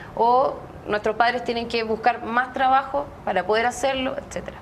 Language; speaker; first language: Spanish; native; Spanish